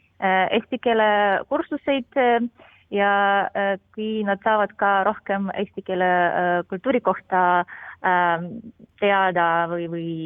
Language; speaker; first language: Estonian; non-native, learner; Ukrainian